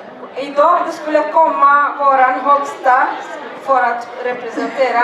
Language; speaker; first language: Swedish; non-native, learner; Swahili